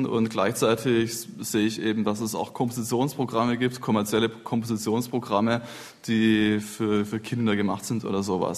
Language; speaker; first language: German; native; German